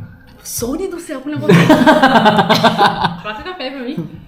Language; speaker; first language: Portuguese; native; Portuguese